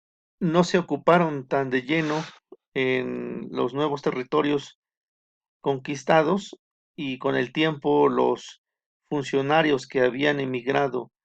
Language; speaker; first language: Spanish; native; Spanish